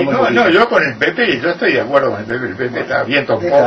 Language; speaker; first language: Spanish; native; Spanish